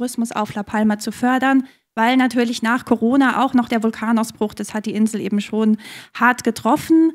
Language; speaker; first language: German; native; German